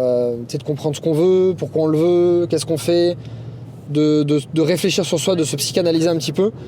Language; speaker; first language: French; native; French